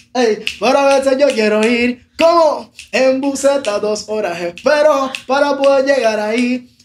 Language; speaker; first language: Spanish; native; Spanish